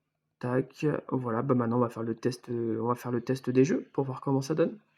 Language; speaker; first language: French; native; French